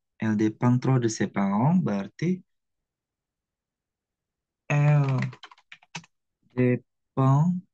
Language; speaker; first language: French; non-native, fluent; Indonesian